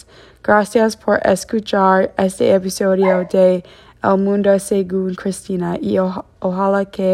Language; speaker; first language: Spanish; non-native, learner; English